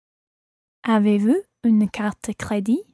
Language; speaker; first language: French; non-native, learner; English